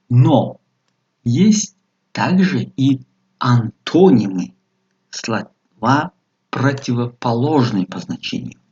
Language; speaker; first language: Russian; non-native, local second language; Tajik